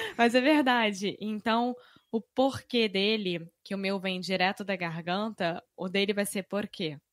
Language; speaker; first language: Portuguese; native; Portuguese